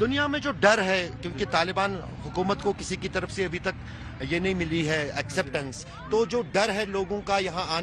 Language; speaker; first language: Hindi; native; Hindi